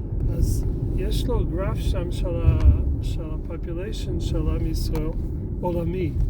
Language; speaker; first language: Hebrew; non-native, fluent; English